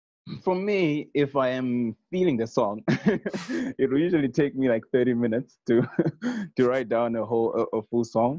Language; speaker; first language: English; non-native, local second language; Nyanja